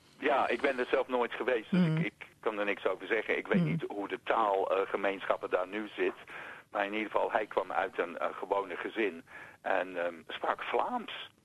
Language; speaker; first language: Dutch; non-native, fluent; English